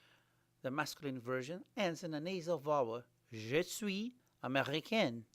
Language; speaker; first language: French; non-native, fluent; English